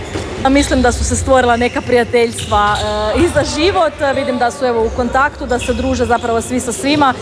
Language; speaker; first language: Serbian; native; Serbian